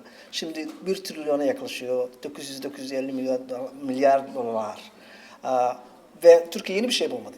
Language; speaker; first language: Turkish; non-native, fluent; Somali